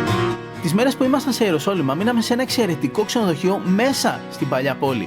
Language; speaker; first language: Greek; native; Greek